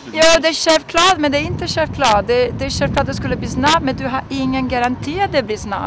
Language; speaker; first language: Swedish; non-native, fluent; Italian